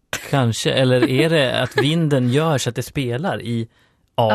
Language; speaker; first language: Swedish; native; Swedish